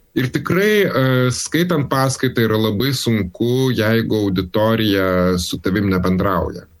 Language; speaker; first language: Lithuanian; native; Lithuanian